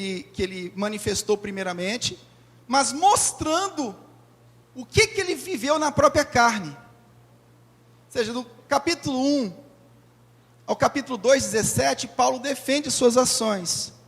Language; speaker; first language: Portuguese; native; Portuguese